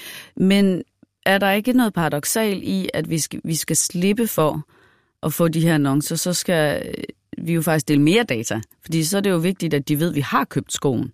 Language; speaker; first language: Danish; native; Danish